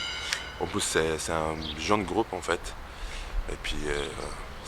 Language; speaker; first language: French; non-native, fluent; Bosnian